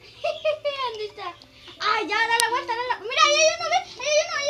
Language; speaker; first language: Spanish; native; Spanish